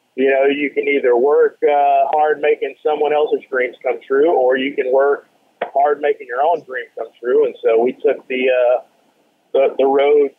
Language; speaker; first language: English; native; English